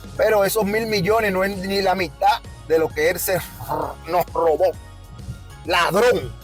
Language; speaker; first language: Spanish; native; Spanish